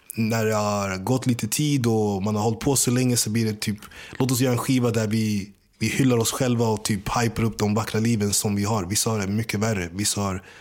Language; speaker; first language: Swedish; early bilingual, other home language; English